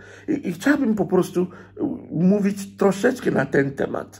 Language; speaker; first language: Polish; non-native, fluent; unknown